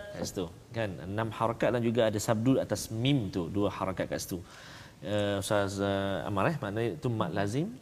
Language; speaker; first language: Malay; native; Malay